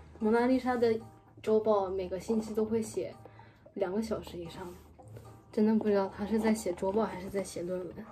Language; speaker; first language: Chinese; non-native, fluent; Japanese